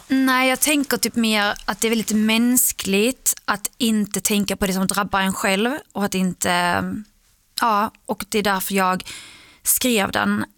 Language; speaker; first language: Swedish; early bilingual, other home language; Arabic